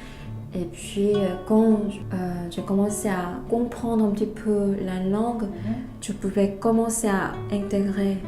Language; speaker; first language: French; non-native, fluent; Korean